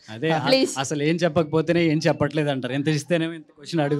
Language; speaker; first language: Telugu; native; Telugu